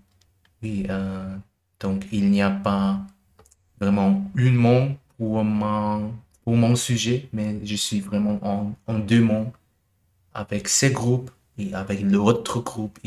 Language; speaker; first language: French; non-native, learner; German